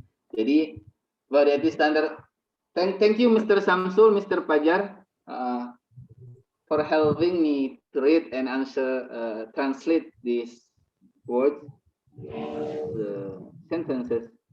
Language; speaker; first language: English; non-native, fluent; Indonesian